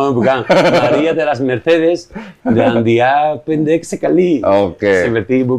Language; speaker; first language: Indonesian; non-native, learner; Spanish